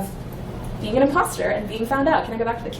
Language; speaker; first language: English; native; English